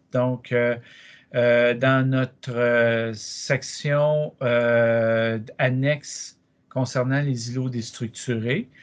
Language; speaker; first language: French; native; French